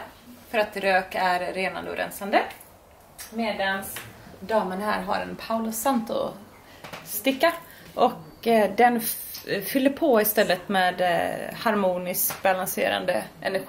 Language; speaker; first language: Swedish; native; Swedish